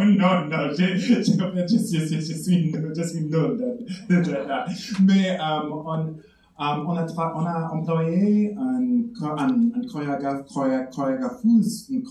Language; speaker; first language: French; non-native, fluent; English